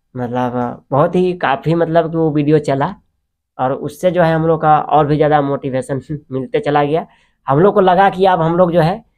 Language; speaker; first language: Hindi; native; Hindi